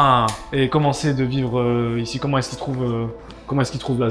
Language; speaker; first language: French; native; French